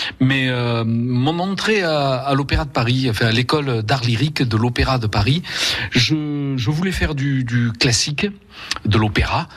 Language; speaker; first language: French; early bilingual, other home language; Spanish